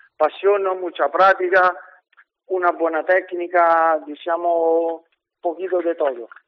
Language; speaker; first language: Spanish; non-native, fluent; Italian